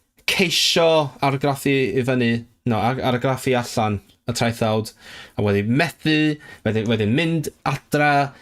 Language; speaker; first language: Welsh; non-native, learner; Cantonese